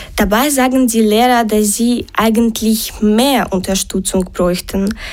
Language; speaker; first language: German; non-native, learner; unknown